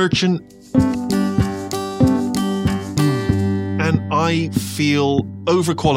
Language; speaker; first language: English; native; English